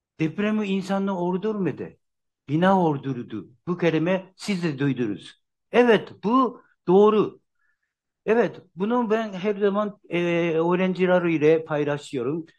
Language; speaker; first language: Turkish; non-native, learner; Japanese